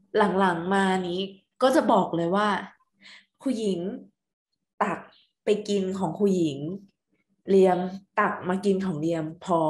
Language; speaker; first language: Thai; native; Thai